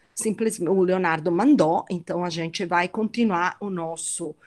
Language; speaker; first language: Portuguese; non-native, fluent; Italian